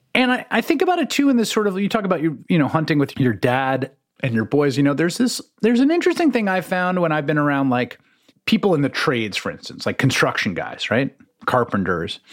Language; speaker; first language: English; native; English